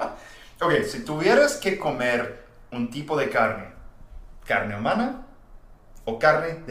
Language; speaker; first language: Spanish; non-native, fluent; English